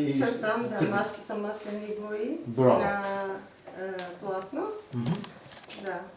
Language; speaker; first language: Macedonian; non-native, fluent; Armenian